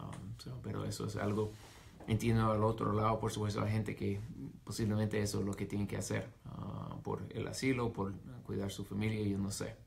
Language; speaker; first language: Spanish; non-native, fluent; English